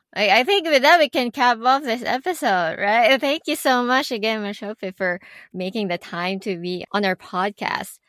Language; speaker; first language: English; non-native, local second language; Filipino